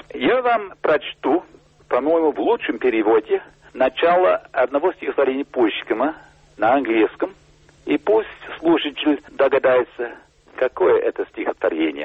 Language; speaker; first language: Russian; non-native, fluent; English